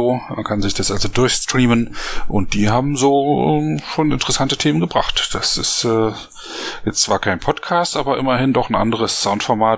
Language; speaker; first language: German; native; German